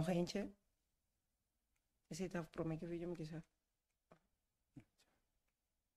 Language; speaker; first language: Dutch; non-native, learner; Papiamento